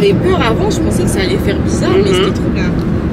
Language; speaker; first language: French; native; French